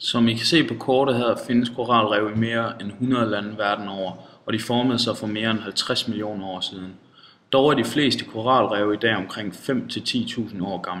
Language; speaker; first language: Danish; native; Danish